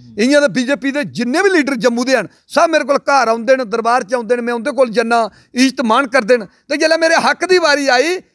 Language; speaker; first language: Punjabi; non-native, local second language; Dogri